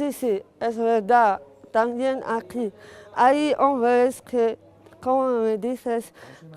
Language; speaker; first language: Spanish; non-native, fluent; Arabic